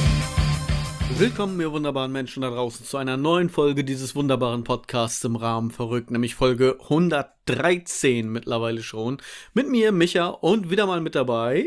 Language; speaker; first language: German; native; German